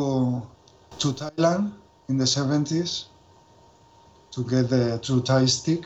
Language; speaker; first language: English; non-native, fluent; Spanish